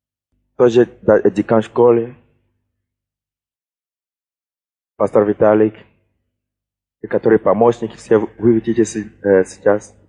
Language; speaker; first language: Russian; non-native, fluent; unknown